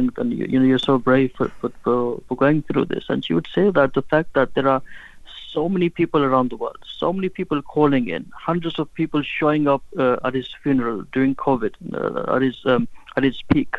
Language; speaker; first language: English; non-native, local second language; Urdu